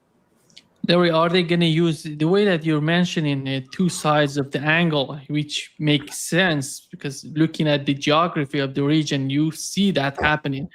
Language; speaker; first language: English; non-native, fluent; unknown